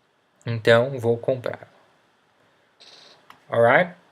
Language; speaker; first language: Portuguese; non-native, fluent; English